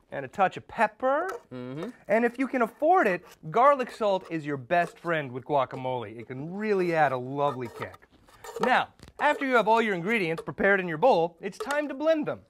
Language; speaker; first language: English; native; English